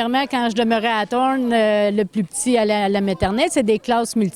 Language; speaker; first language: French; native; French